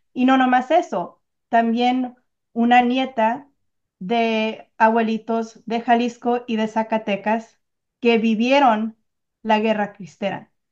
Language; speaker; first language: Spanish; early bilingual, heritage; Spanish